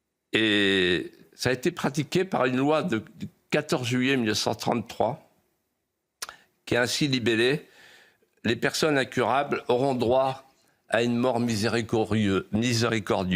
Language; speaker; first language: French; native; French